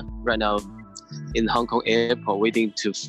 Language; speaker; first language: English; non-native, fluent; Min Nan Chinese